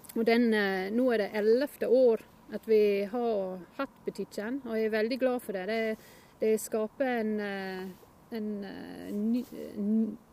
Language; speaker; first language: Norwegian; non-native, fluent; English